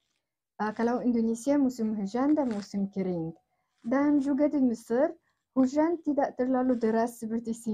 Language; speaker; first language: Indonesian; non-native, fluent; Arabic